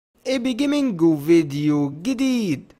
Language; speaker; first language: Arabic; native; Arabic